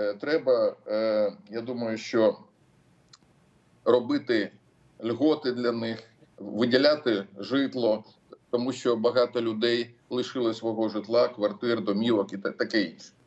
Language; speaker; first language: Ukrainian; non-native, local second language; Russian